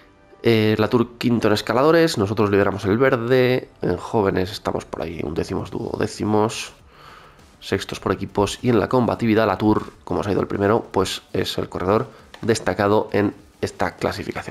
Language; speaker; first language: Spanish; native; Spanish